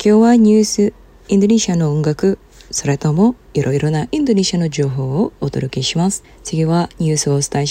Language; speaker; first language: Japanese; non-native, fluent; Indonesian